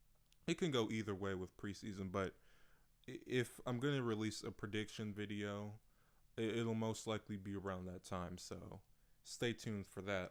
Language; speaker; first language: English; native; English